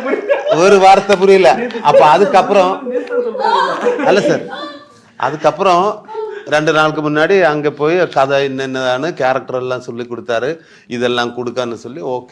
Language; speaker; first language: Tamil; non-native, learner; Malayalam